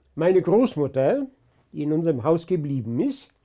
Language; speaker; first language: German; early bilingual, other home language; Polish